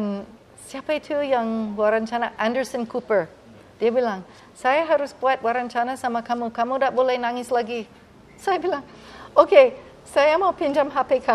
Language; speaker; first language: Indonesian; non-native, fluent; English